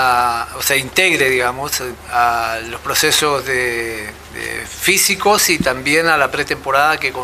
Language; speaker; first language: Spanish; native; Spanish